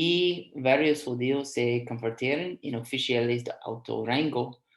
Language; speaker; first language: Spanish; non-native, fluent; English